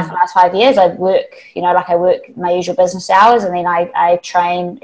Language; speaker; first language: English; native; English